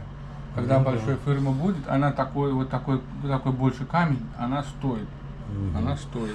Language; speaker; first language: Russian; non-native, learner; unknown